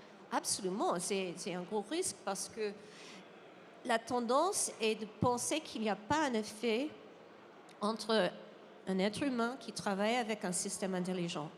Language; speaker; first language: French; non-native, fluent; English